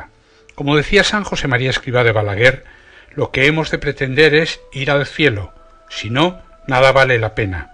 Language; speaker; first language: Spanish; native; Spanish